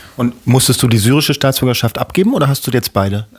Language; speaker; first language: German; native; German